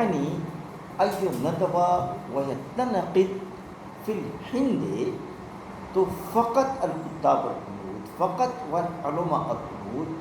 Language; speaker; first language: Arabic; non-native, fluent; Urdu